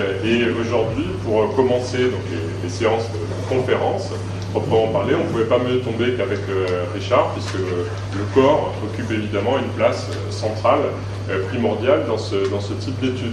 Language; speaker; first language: French; native; French